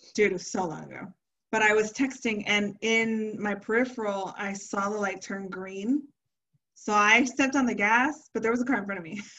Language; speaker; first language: English; early bilingual, other home language; Spanish